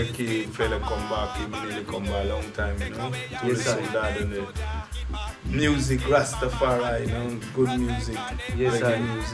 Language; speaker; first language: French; non-native, fluent; English